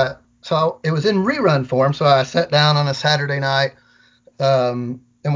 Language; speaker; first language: English; native; English